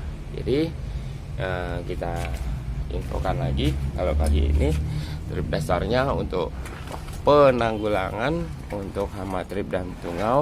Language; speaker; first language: Indonesian; native; Indonesian